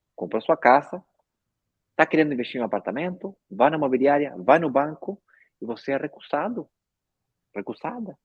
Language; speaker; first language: Portuguese; non-native, fluent; Spanish